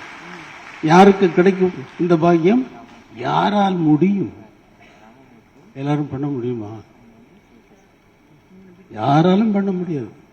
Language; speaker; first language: Tamil; native; Tamil